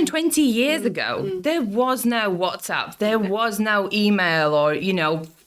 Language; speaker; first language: English; non-native, fluent; Latvian